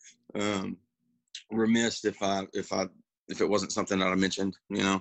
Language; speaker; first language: English; native; English